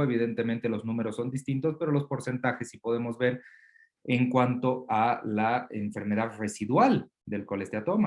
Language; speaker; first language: Spanish; native; Spanish